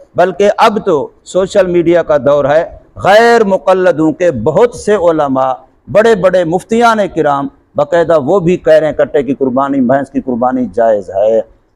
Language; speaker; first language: Urdu; non-native, local second language; Saraiki